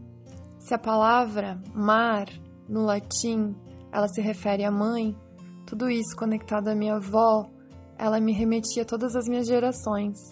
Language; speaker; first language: Portuguese; native; Portuguese